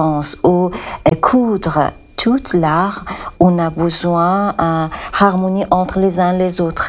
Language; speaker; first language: French; non-native, learner; Persian